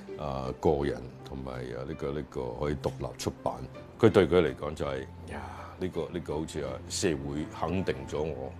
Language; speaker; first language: Chinese; native; Chinese